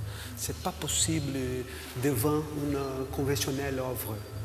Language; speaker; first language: French; non-native, learner; Portuguese